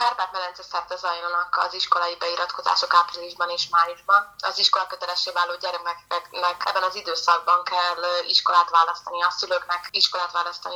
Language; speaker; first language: Hungarian; native; Hungarian